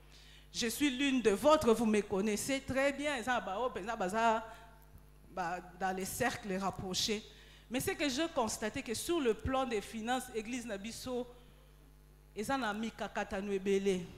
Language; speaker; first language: French; non-native, local second language; Lingala